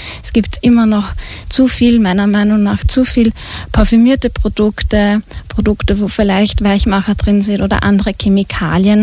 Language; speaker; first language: German; native; German